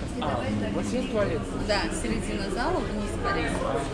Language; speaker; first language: Russian; non-native, learner; Korean